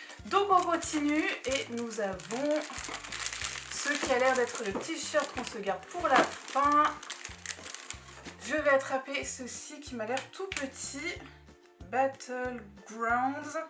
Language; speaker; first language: French; native; French